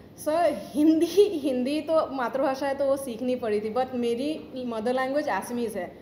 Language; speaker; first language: Hindi; non-native, local second language; Assamese